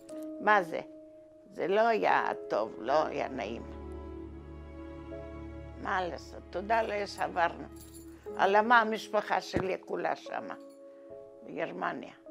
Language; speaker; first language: Hebrew; non-native, learner; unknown